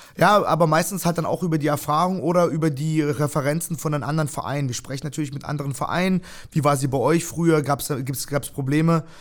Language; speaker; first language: German; early bilingual, other home language; Russian